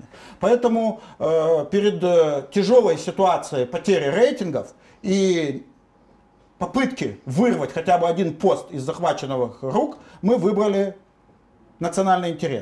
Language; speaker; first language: Russian; native; Russian